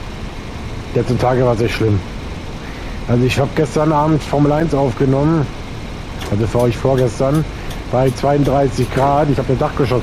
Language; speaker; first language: German; native; German